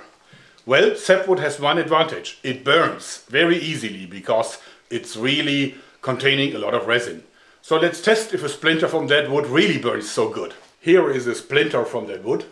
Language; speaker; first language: English; non-native, fluent; German